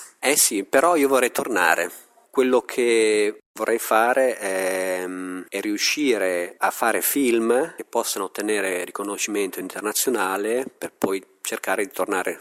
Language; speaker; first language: Italian; native; Italian